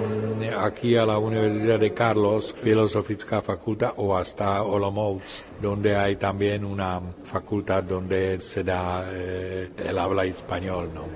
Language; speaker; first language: Spanish; non-native, fluent; Czech